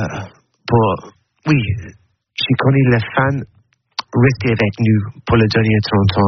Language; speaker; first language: French; non-native, learner; English